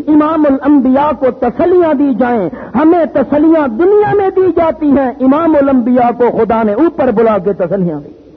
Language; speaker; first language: Urdu; non-native, local second language; Pashto